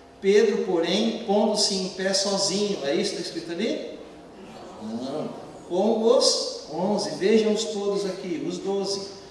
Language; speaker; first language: Portuguese; native; Portuguese